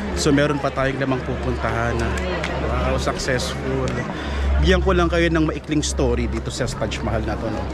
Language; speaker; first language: Filipino; native; Filipino